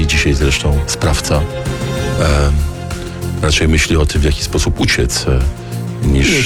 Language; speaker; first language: Polish; native; Polish